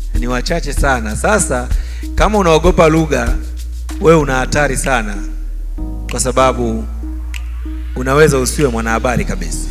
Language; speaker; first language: Swahili; native; Swahili